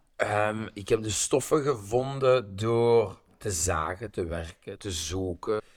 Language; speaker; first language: Dutch; native; Dutch